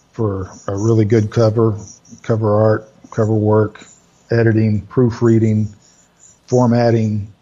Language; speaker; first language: English; native; English